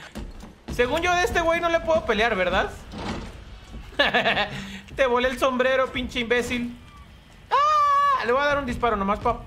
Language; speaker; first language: Spanish; native; Spanish